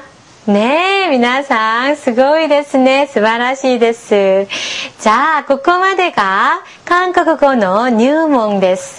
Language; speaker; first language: Japanese; non-native, fluent; Korean